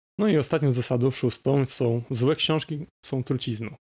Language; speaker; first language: Polish; native; Polish